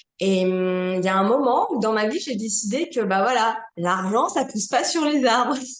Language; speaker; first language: French; native; French